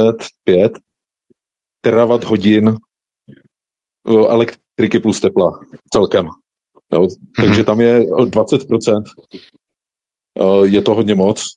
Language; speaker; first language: Czech; native; Czech